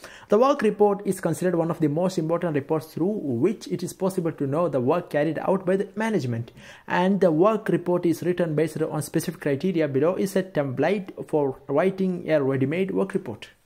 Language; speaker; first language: English; non-native, local second language; Malayalam